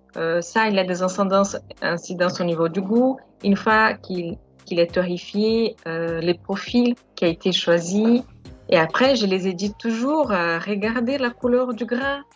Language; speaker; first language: French; non-native, fluent; Portuguese